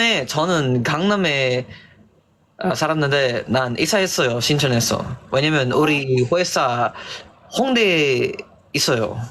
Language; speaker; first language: Korean; non-native, learner; Filipino